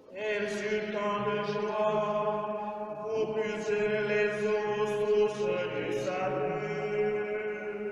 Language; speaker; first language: French; native; French